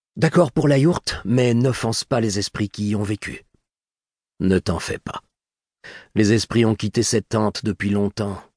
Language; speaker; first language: French; native; French